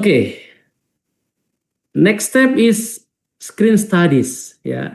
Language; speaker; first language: English; non-native, fluent; Indonesian